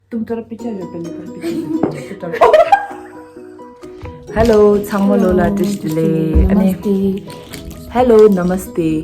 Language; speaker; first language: Hindi; non-native, local second language; Tibetan